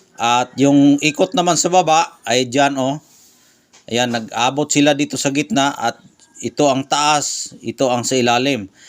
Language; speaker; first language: Filipino; non-native, local second language; Cebuano